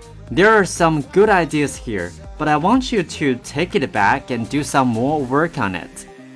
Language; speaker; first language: English; non-native, fluent; Chinese